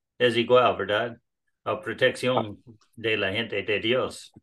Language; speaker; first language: Spanish; non-native, learner; English